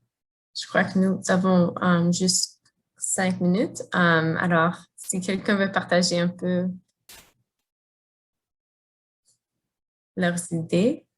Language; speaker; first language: French; non-native, fluent; English